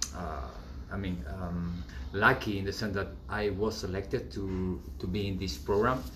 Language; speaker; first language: English; non-native, fluent; Spanish